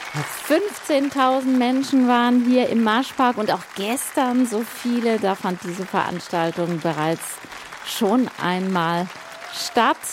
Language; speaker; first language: German; native; German